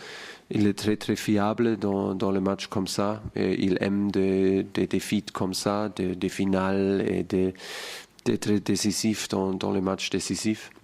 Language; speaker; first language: French; non-native, fluent; German